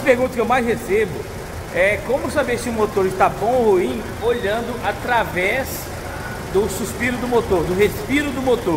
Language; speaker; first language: Portuguese; native; Portuguese